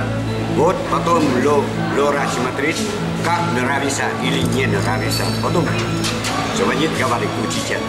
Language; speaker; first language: Russian; non-native, learner; Vietnamese